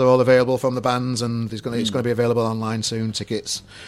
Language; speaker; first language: English; native; English